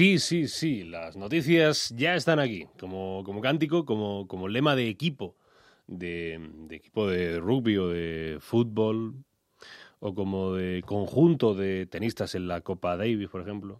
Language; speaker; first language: Spanish; native; Spanish